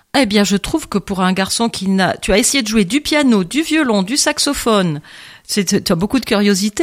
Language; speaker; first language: French; native; French